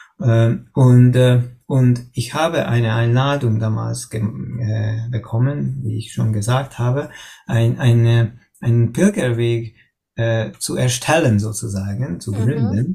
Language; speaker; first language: German; non-native, learner; Hungarian